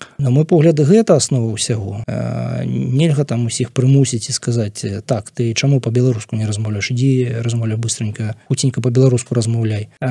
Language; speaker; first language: Belarusian; non-native, local second language; Russian